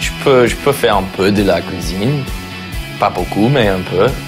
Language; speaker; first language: French; non-native, fluent; English